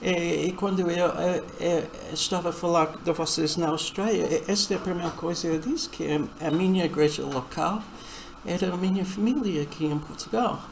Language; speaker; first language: Portuguese; non-native, fluent; English